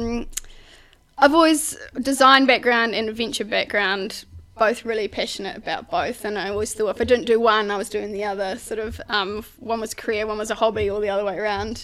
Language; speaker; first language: English; native; English